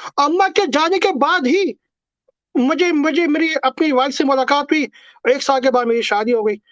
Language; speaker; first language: Urdu; native; Urdu